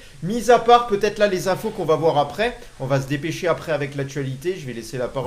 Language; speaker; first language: French; native; French